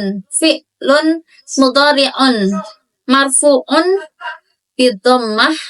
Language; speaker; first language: Arabic; non-native, learner; Indonesian